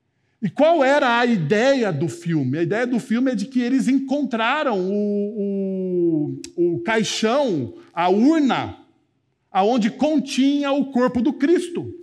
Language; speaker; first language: Portuguese; native; Portuguese